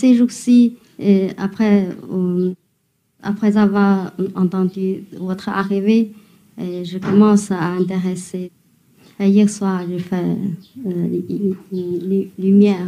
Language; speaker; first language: French; non-native, learner; Chinese